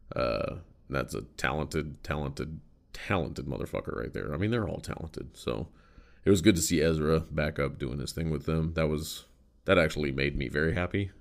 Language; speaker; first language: English; native; English